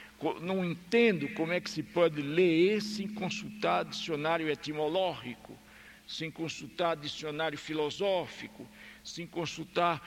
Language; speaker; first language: Spanish; non-native, fluent; Portuguese